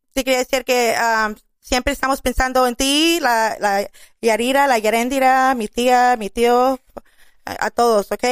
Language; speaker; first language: Spanish; early bilingual, heritage; Spanish